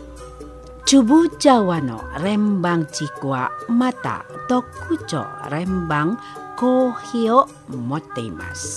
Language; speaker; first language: Japanese; non-native, fluent; Indonesian